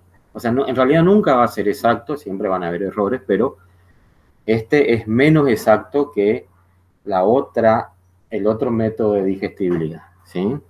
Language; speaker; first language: Spanish; native; Spanish